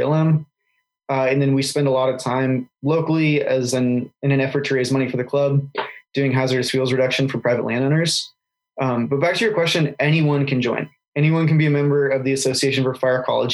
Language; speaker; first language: English; native; English